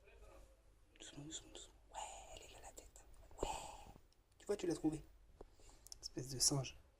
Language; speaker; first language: French; native; French